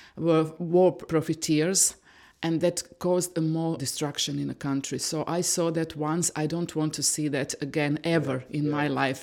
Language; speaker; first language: English; non-native, fluent; Croatian